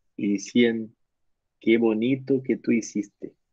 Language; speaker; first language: Spanish; non-native, learner; Portuguese